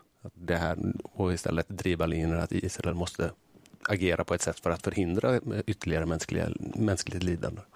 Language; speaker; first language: Swedish; native; Swedish